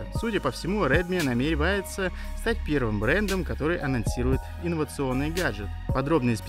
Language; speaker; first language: Russian; native; Russian